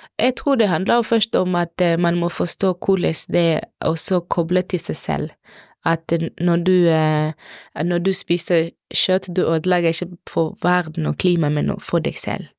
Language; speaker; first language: Norwegian; non-native, fluent; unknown